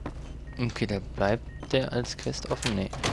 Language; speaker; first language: German; native; German